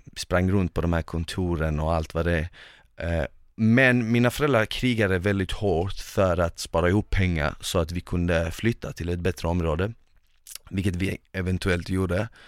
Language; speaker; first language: Swedish; early bilingual, other home language; Bosnian